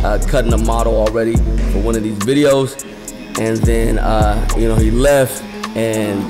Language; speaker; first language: English; native; English